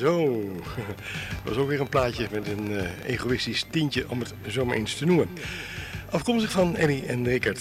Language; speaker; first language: Dutch; native; Dutch